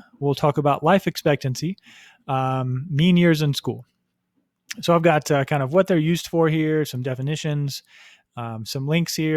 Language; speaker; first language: English; native; English